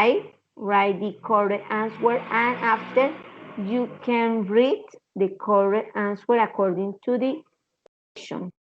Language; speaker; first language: English; non-native, learner; Spanish